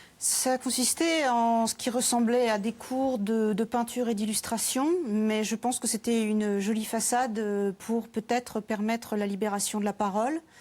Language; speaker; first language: French; native; French